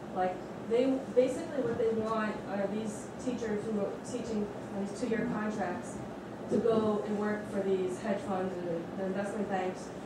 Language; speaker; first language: English; native; English